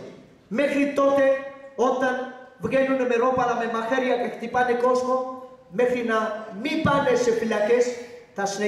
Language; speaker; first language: Greek; non-native, learner; Urdu